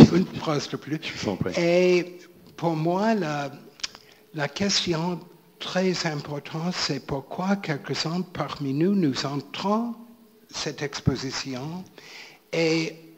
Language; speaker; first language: French; non-native, fluent; English